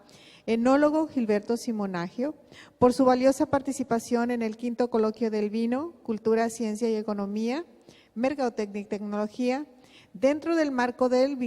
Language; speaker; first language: Spanish; native; Spanish